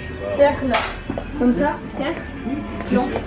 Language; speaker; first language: French; native; French